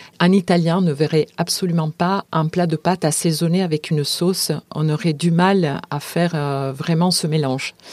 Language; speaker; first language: French; non-native, fluent; Italian